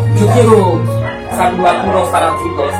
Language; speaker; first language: Spanish; non-native, learner; Haitian Creole